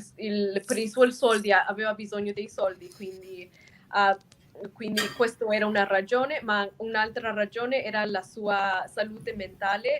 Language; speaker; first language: Italian; non-native, fluent; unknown